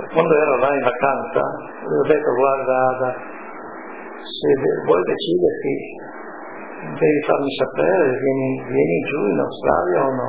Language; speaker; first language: Italian; native; Italian